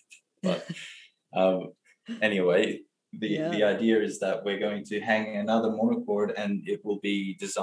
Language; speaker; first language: English; native; English